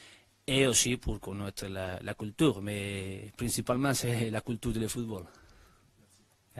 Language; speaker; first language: French; non-native, learner; Spanish